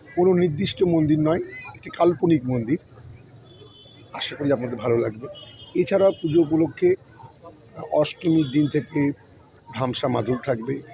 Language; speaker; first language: Bangla; native; Bangla